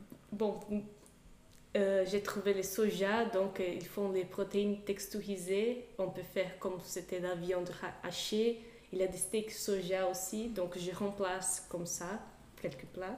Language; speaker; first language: French; non-native, fluent; Portuguese